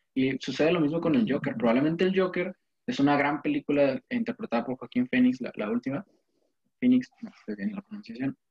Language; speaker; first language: Spanish; native; Spanish